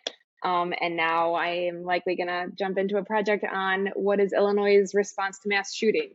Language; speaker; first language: English; native; English